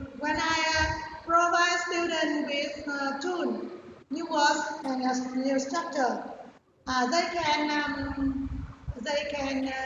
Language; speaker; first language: English; non-native, learner; Vietnamese